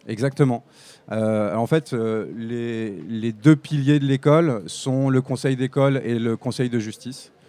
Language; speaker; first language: French; native; French